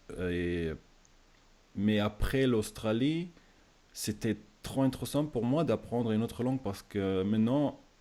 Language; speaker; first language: French; non-native, fluent; German